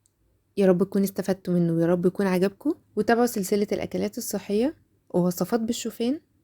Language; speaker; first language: Arabic; native; Arabic